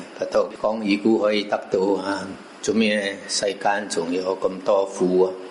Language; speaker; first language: Cantonese; non-native, local second language; Min Nan Chinese